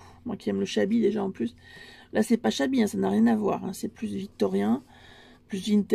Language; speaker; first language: French; native; French